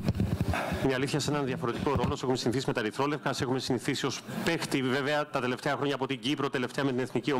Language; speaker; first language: Greek; native; Greek